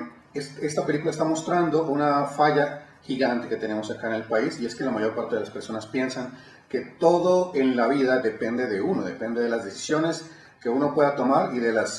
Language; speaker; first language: Spanish; native; Spanish